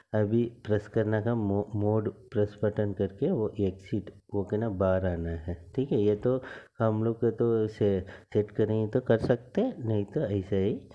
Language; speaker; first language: Hindi; non-native, local second language; Tamil